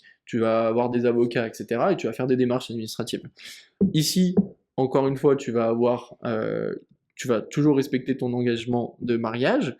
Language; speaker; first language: French; native; French